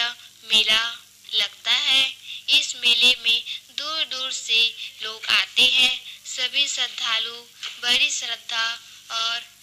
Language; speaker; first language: Hindi; native; Hindi